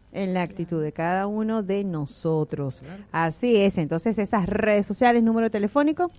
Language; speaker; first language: Spanish; native; Spanish